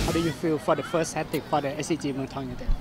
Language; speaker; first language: English; non-native, learner; Thai